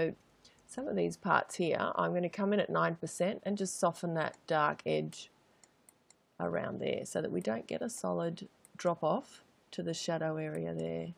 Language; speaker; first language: English; native; English